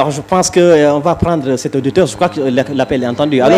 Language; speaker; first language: French; non-native, local second language; Wolof